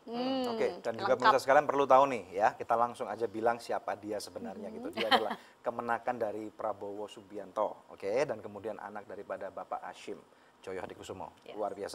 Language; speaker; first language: Indonesian; native; Indonesian